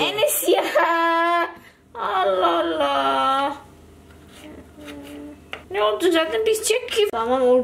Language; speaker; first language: Turkish; non-native, learner; Indonesian